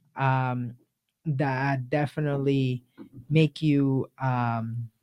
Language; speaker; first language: English; early bilingual, other home language; Spanish